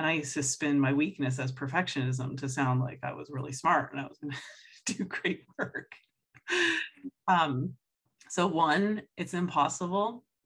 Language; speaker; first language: English; native; English